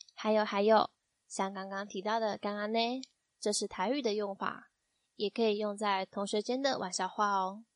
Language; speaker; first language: Chinese; native; Chinese